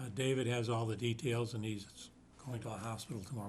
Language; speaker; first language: English; native; English